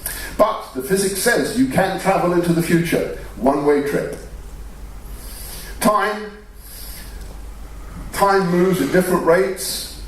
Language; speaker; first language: English; native; English